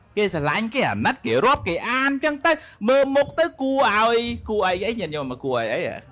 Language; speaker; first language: Khmer; native; Khmer